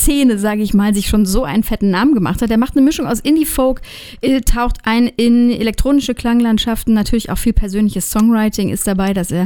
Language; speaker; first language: German; native; German